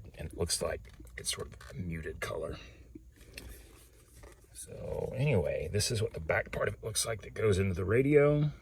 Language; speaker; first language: English; native; English